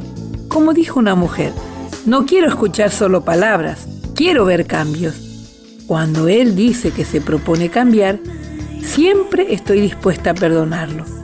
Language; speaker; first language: Spanish; native; Spanish